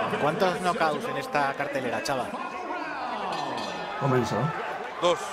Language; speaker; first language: Spanish; native; Spanish